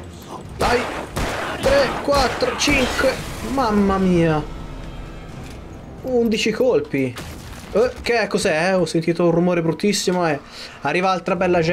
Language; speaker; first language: Italian; native; Italian